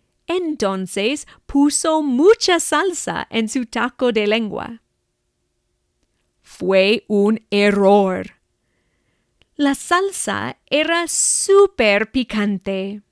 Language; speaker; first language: Spanish; non-native, fluent; English